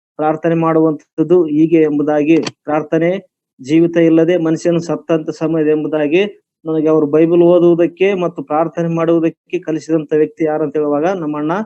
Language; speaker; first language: Kannada; native; Kannada